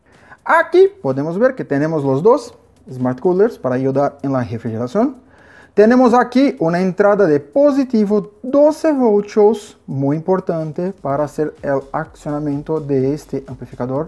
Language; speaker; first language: Spanish; non-native, fluent; Portuguese